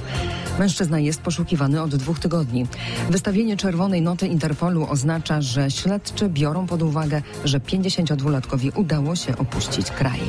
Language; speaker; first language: Polish; native; Polish